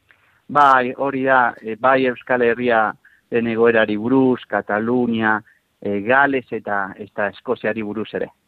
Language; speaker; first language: Basque; non-native, fluent; Spanish